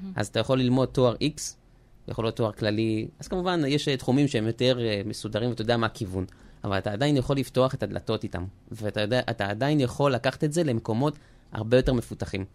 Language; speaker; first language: Hebrew; early bilingual, other home language; French